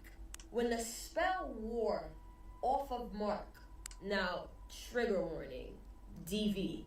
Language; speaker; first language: English; early bilingual, other home language; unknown